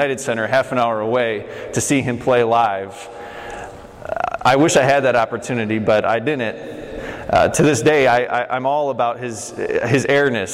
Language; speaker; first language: English; native; English